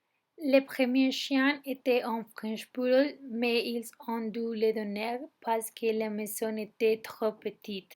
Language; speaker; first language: French; non-native, learner; Spanish